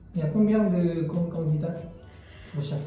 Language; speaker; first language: French; non-native, learner; Korean